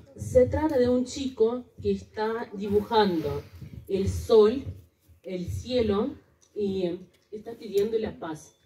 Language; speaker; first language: Spanish; non-native, fluent; Russian